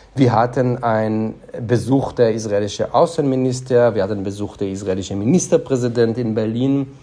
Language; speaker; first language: German; non-native, fluent; Hebrew